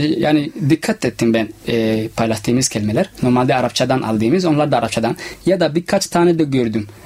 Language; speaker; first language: Turkish; non-native, learner; Somali